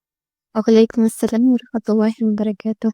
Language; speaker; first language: Arabic; non-native, learner; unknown